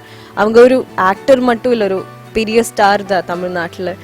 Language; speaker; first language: Tamil; non-native, learner; Malayalam